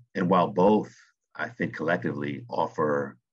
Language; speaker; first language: English; native; English